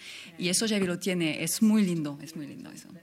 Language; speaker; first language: Spanish; non-native, fluent; French